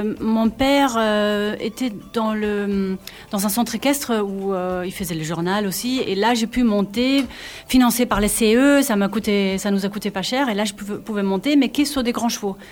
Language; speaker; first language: French; non-native, fluent; German